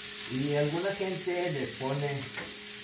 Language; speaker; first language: Spanish; native; Spanish